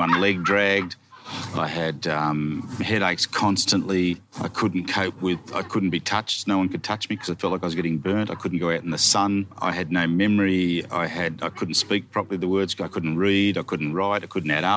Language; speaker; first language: English; native; English